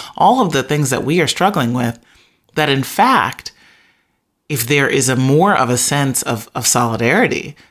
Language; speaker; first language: English; native; English